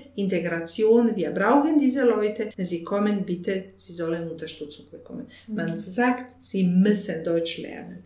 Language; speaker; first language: German; non-native, fluent; Bosnian